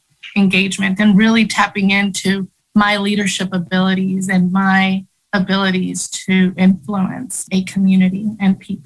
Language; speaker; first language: English; early bilingual, other home language; Spanish